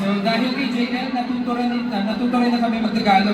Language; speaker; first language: Filipino; non-native, learner; Korean